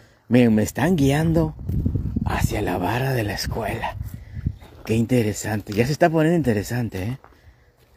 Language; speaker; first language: Spanish; native; Spanish